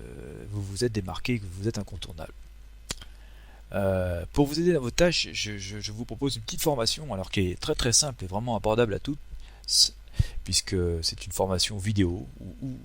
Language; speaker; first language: French; native; French